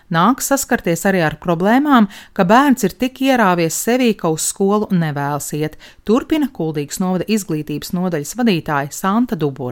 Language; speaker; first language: Latvian; native; Latvian